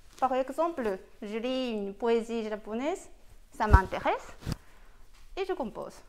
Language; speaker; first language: French; non-native, fluent; Japanese